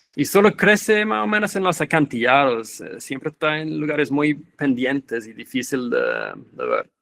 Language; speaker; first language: Spanish; non-native, fluent; English